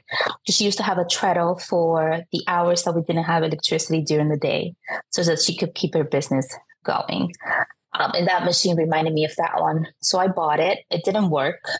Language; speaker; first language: English; non-native, fluent; Spanish